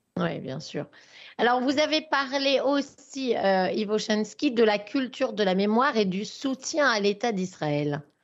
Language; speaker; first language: French; native; French